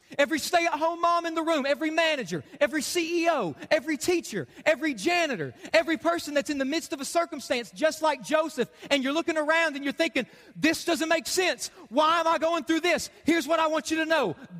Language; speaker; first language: English; native; English